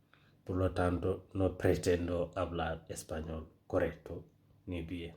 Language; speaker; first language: Spanish; non-native, fluent; Fula